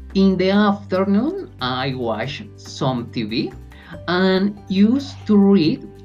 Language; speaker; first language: English; non-native, learner; Spanish